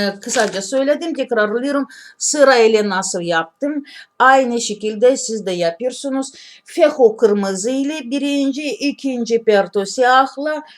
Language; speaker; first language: Turkish; non-native, learner; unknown